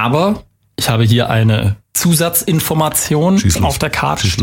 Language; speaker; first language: German; native; German